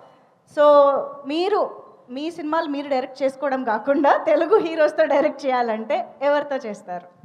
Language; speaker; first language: Telugu; native; Telugu